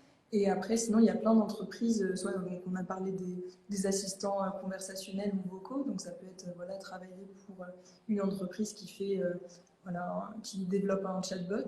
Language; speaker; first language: French; native; French